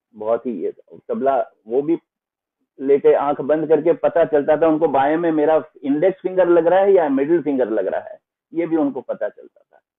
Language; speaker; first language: Hindi; non-native, local second language; Bangla